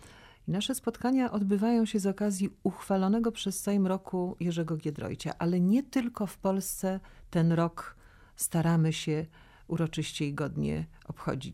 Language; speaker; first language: Polish; native; Polish